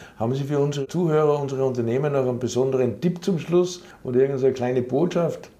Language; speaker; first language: German; native; German